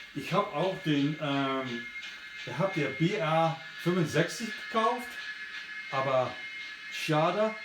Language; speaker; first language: German; non-native, fluent; English